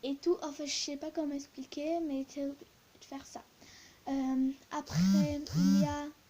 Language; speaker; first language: French; early bilingual, other home language; Turkish